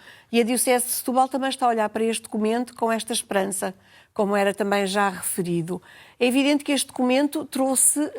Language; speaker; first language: Portuguese; native; Portuguese